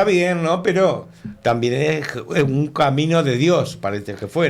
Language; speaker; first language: Spanish; native; Spanish